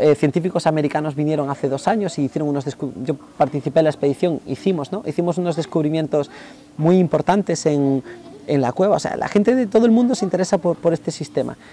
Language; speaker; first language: Spanish; native; Spanish